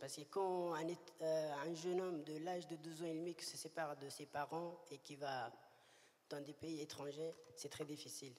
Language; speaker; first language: French; early bilingual, other home language; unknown